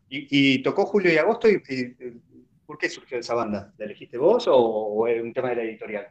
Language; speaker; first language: Spanish; native; Spanish